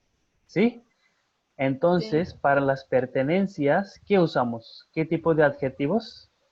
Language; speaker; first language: Spanish; non-native, fluent; Hindi